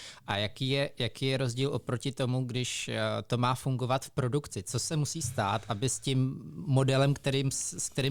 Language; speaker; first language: Czech; native; Czech